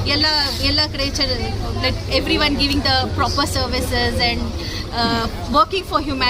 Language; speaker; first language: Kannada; non-native, local second language; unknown